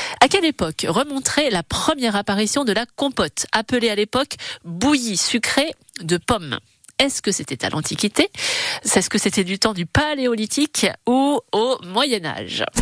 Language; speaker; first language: French; native; French